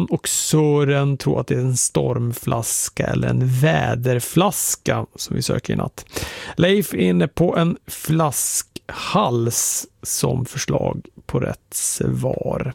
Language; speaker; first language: Swedish; native; Swedish